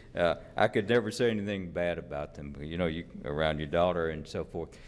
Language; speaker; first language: English; native; English